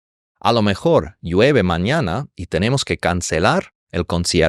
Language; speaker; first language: Spanish; non-native, fluent; English